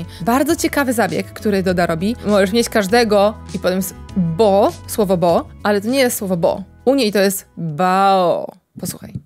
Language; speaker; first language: Polish; native; Polish